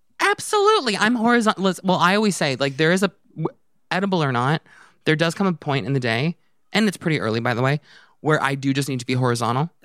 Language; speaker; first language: English; native; English